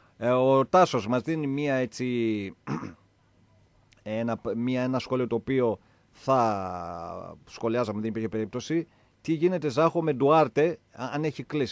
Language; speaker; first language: Greek; native; Greek